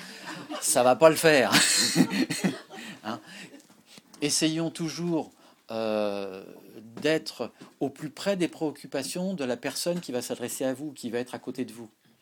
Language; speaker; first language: French; native; French